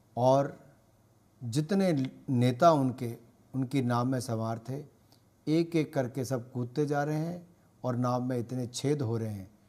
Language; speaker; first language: Hindi; native; Hindi